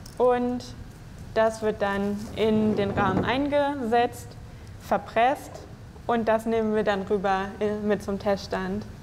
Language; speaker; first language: German; native; German